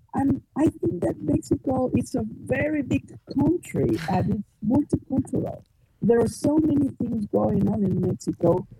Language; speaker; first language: English; non-native, fluent; Spanish